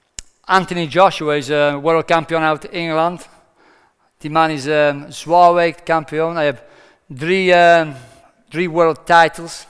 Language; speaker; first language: Dutch; non-native, fluent; English